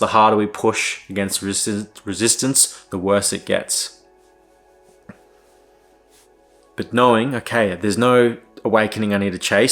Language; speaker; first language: English; native; English